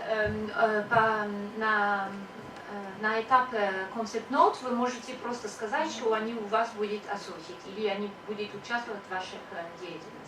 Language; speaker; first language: Russian; non-native, learner; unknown